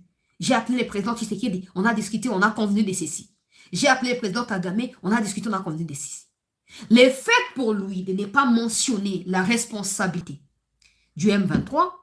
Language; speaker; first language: French; non-native, local second language; Lingala